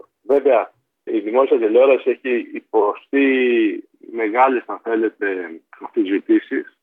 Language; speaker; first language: Greek; native; Greek